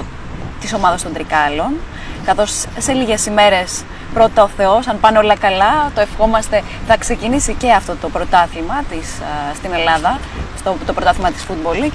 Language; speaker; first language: Greek; native; Greek